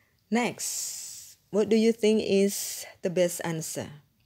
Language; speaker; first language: English; non-native, fluent; Indonesian